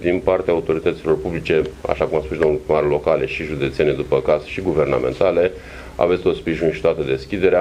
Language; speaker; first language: Romanian; native; Romanian